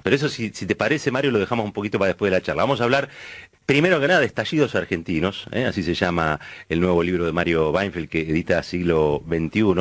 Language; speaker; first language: Spanish; native; Spanish